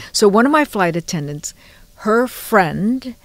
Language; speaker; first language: English; native; English